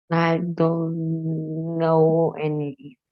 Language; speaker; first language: English; non-native, learner; Vietnamese